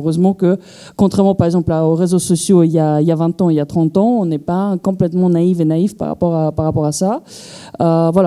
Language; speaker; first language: French; native; French